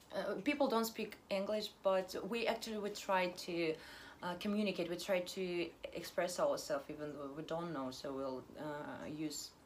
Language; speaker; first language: English; non-native, fluent; Russian